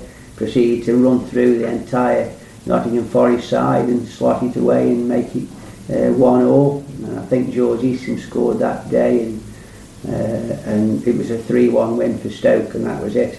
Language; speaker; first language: English; native; English